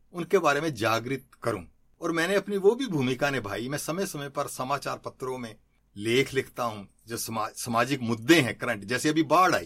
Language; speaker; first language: Hindi; native; Hindi